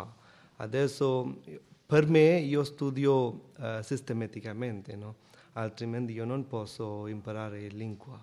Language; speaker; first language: Italian; non-native, learner; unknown